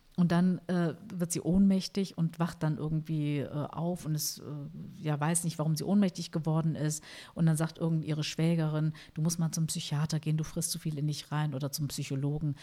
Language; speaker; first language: German; early bilingual, other home language; Turkish